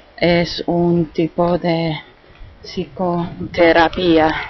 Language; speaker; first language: Spanish; non-native, fluent; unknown